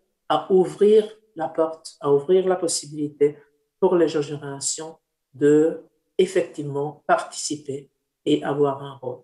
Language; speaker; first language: French; non-native, fluent; Italian